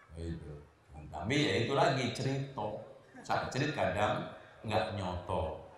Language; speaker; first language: Indonesian; native; Indonesian